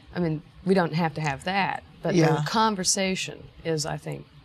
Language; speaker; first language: English; native; English